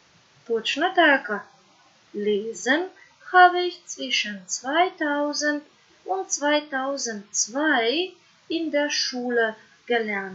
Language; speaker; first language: German; non-native, fluent; Macedonian